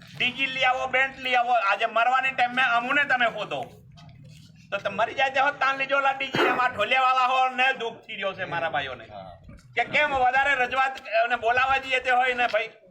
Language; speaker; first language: Gujarati; non-native, local second language; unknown